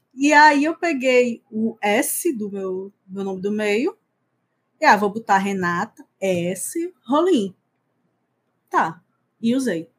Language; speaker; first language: Portuguese; native; Portuguese